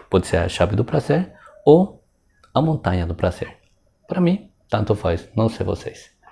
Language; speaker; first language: Portuguese; non-native, fluent; Spanish